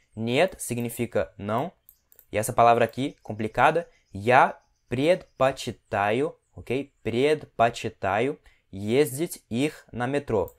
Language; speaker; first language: Portuguese; native; Portuguese